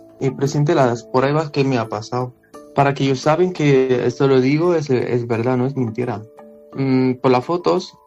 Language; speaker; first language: Spanish; non-native, learner; Arabic